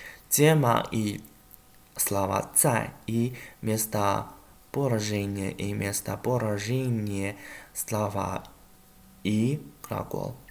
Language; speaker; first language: Russian; non-native, learner; Chinese